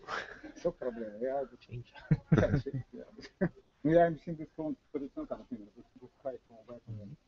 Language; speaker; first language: Dutch; non-native, learner; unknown